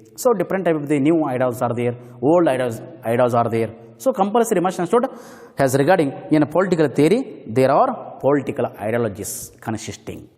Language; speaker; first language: English; non-native, local second language; Kannada